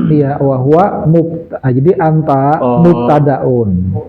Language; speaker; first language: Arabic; non-native, fluent; Indonesian